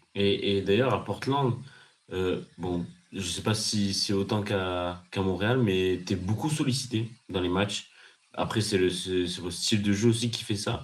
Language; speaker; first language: French; native; French